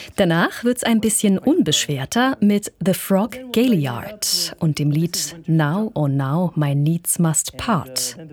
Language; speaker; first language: German; native; German